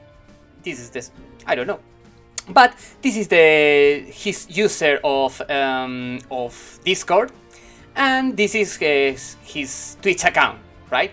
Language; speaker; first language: English; non-native, learner; Spanish